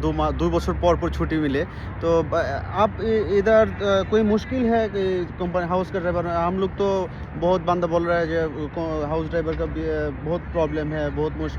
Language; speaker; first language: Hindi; non-native, learner; Bangla